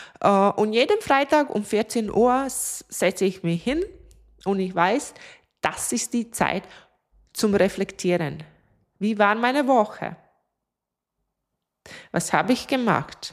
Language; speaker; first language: German; non-native, fluent; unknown